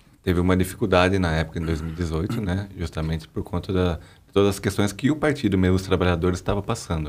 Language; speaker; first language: Portuguese; native; Portuguese